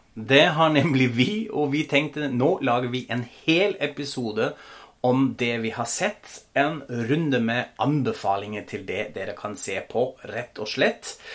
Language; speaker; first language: Norwegian; non-native, fluent; German